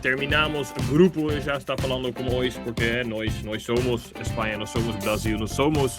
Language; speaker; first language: Portuguese; non-native, fluent; Dutch